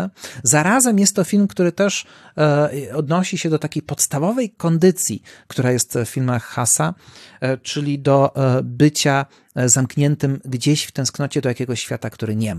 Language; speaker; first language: Polish; native; Polish